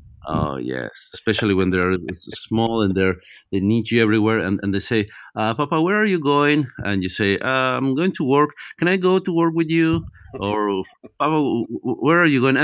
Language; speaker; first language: English; non-native, fluent; Spanish